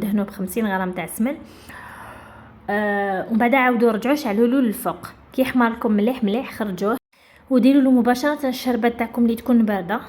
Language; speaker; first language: Arabic; native; Arabic